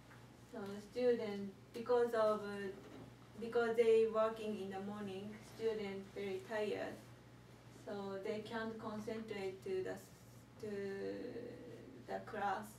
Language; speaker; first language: English; non-native, learner; Japanese